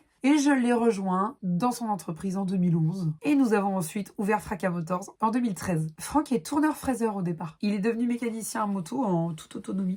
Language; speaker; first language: French; native; French